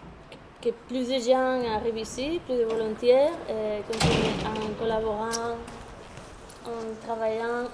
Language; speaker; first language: French; non-native, fluent; Spanish